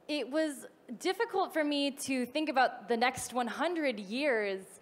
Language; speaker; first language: English; native; English